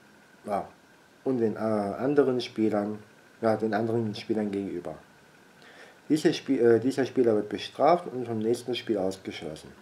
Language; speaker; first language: German; native; German